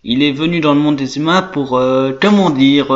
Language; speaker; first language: French; native; French